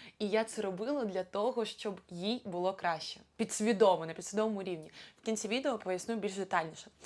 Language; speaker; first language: Ukrainian; non-native, local second language; Russian